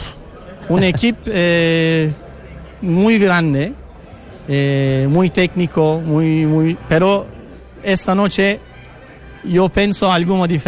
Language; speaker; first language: Spanish; non-native, learner; Turkish